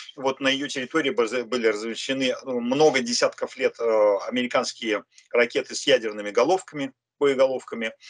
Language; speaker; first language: Russian; native; Russian